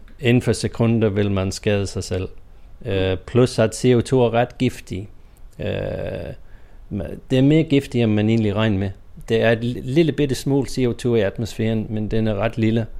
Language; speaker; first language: Danish; non-native, fluent; English